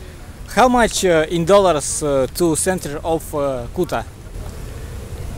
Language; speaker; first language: English; non-native, learner; Russian